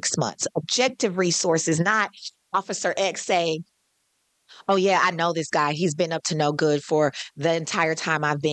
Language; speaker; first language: English; native; English